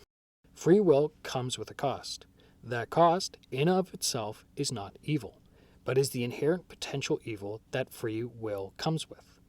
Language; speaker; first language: English; native; English